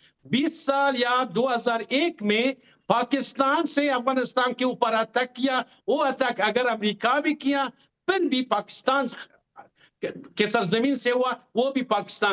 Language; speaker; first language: Hindi; non-native, fluent; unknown